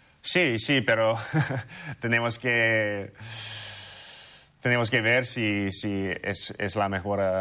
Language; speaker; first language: Spanish; non-native, fluent; English